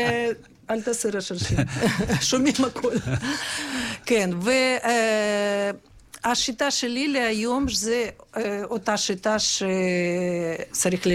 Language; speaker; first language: Hebrew; non-native, fluent; Ukrainian